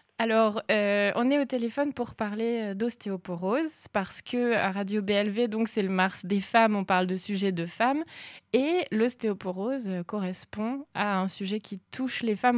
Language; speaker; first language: French; native; French